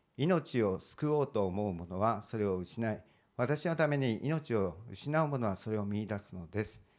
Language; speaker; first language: Japanese; native; Japanese